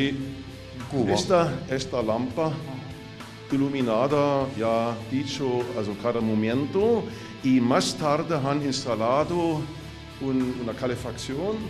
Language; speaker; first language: Spanish; non-native, fluent; German